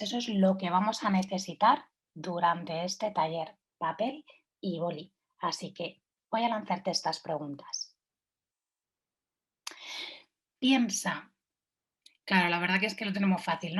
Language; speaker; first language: Spanish; native; Spanish